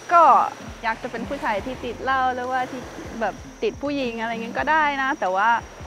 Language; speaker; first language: Thai; non-native, fluent; German